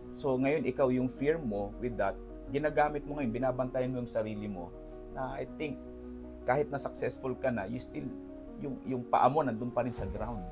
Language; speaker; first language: Filipino; native; Filipino